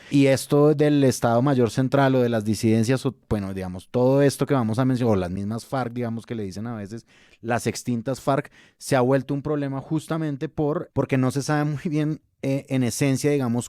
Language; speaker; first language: Spanish; native; Spanish